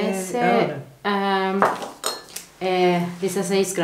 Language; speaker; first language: Portuguese; non-native, learner; Bosnian